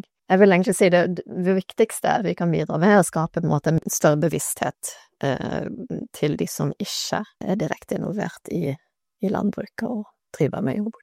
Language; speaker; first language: Norwegian; native; Norwegian